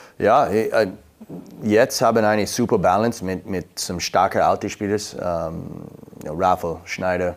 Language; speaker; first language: German; non-native, learner; English